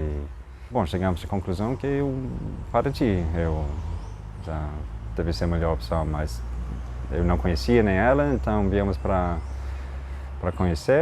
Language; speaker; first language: Portuguese; non-native, fluent; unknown